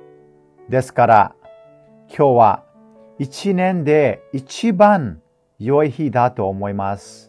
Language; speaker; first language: Japanese; non-native, fluent; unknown